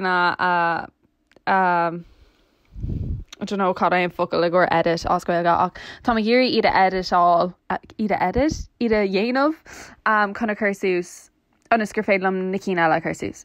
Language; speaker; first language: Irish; non-native, local second language; English